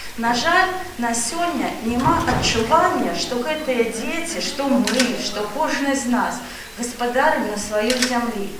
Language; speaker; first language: Belarusian; non-native, local second language; Russian